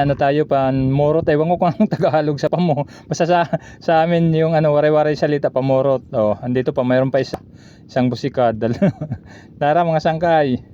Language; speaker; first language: Filipino; non-native, local second language; Waray